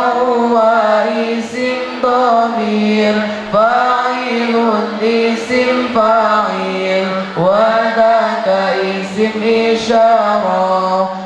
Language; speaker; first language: Arabic; non-native, learner; Sundanese